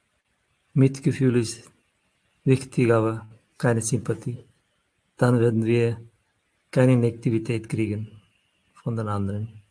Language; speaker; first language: German; non-native, fluent; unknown